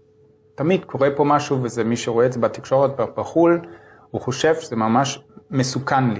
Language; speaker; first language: Hebrew; non-native, fluent; German